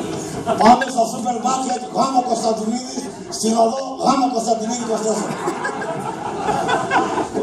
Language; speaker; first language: Greek; native; Greek